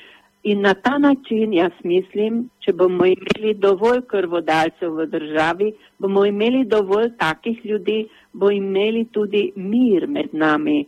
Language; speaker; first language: Slovenian; native; Slovenian